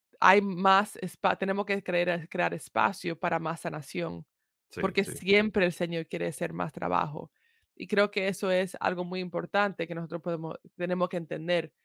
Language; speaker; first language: Spanish; early bilingual, heritage; Spanish